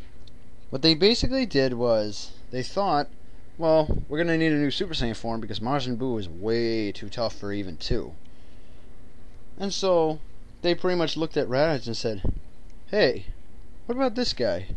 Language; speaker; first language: English; native; English